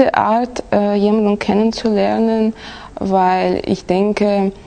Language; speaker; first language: German; non-native, fluent; Russian